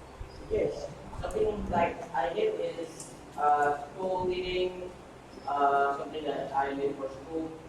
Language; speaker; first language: English; non-native, learner; Indonesian